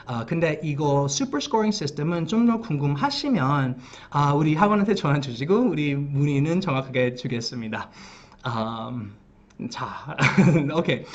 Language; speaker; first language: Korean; early bilingual, heritage; English